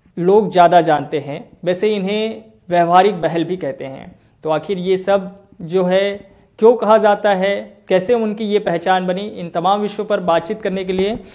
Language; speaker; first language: Hindi; native; Hindi